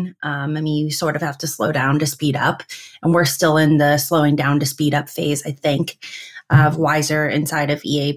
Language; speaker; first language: English; native; English